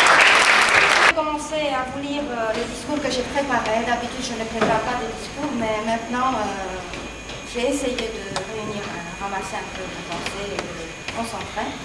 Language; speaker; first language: French; non-native, fluent; Romanian